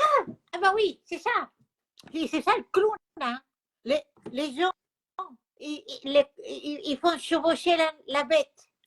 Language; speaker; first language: French; non-native, fluent; Spanish